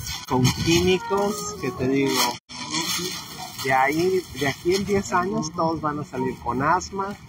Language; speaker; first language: Spanish; native; Spanish